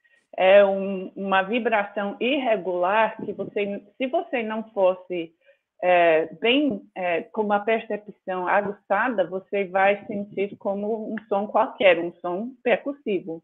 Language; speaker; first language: Portuguese; non-native, fluent; English